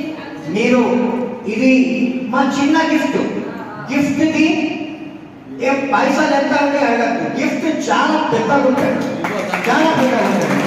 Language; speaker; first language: Telugu; non-native, local second language; Urdu